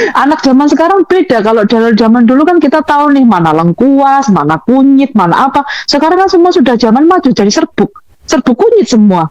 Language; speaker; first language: Indonesian; non-native, local second language; Javanese